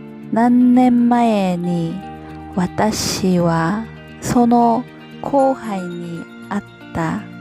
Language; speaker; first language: Japanese; non-native, learner; Korean